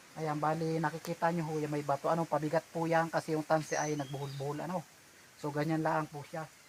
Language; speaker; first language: Filipino; non-native, local second language; Bikol